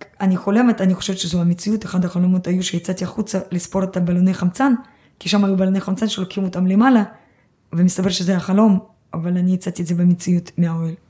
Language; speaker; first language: Hebrew; early bilingual, other home language; Russian